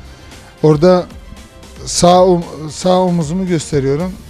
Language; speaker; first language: Turkish; early bilingual, heritage; Turkish